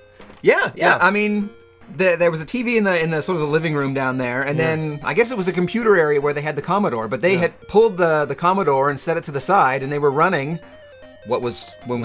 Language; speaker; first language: English; native; English